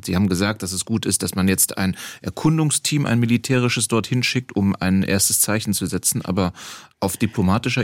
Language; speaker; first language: German; native; German